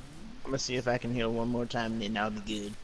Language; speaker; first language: English; native; English